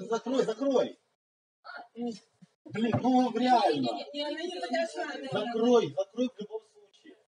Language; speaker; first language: Russian; native; Russian